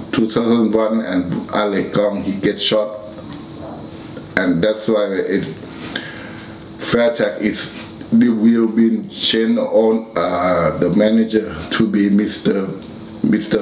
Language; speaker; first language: English; non-native, learner; Thai